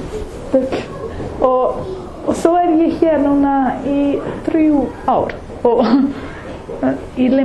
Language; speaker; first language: Icelandic; non-native, learner; English